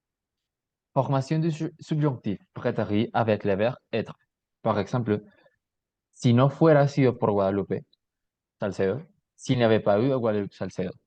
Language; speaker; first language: French; non-native, learner; Spanish